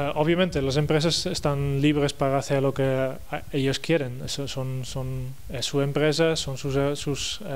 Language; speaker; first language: Spanish; non-native, fluent; Dutch